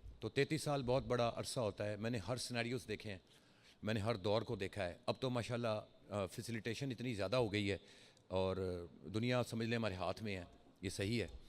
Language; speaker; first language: Urdu; early bilingual, heritage; Urdu